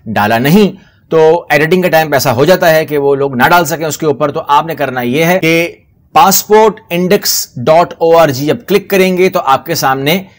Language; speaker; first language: Urdu; non-native, local second language; Punjabi